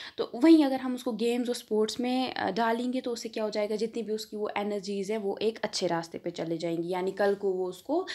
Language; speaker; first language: Hindi; non-native, local second language; Kashmiri